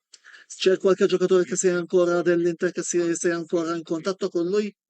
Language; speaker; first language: Italian; non-native, fluent; Maltese